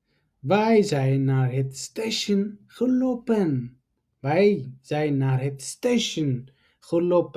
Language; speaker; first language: Dutch; non-native, learner; Tigrinya